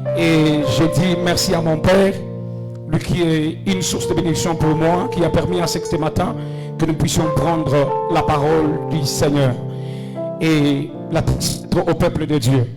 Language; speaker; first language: French; non-native, local second language; Swahili